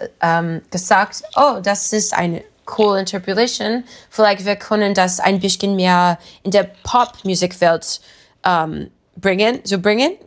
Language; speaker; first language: German; non-native, learner; English